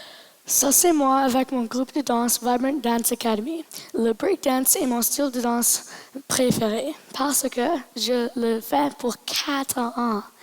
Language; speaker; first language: French; non-native, local second language; English